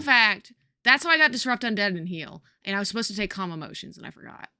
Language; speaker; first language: English; native; English